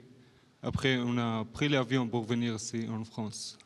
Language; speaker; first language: French; non-native, learner; Arabic